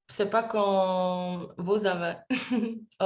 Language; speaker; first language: French; non-native, learner; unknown